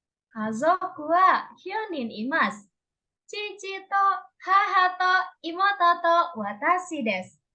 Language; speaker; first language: Japanese; non-native, learner; Indonesian